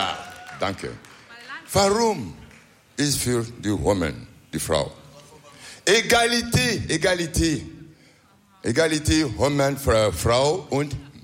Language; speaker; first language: German; non-native, learner; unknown